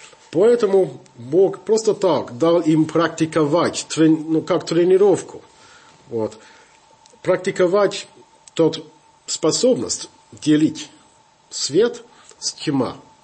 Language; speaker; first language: Russian; non-native, fluent; English